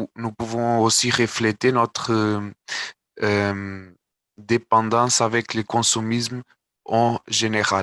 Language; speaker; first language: French; non-native, learner; Portuguese